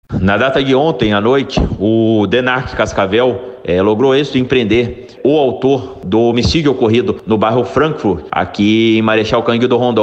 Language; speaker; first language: Portuguese; native; Portuguese